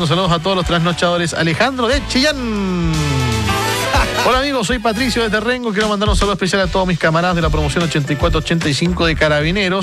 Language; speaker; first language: Spanish; native; Spanish